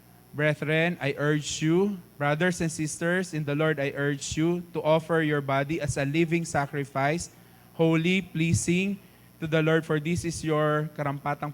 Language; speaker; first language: English; non-native, fluent; Filipino